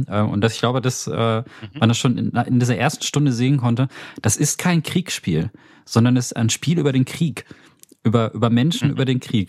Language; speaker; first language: German; native; German